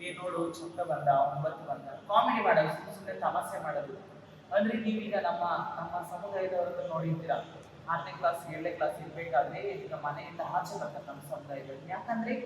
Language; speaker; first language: Kannada; native; Kannada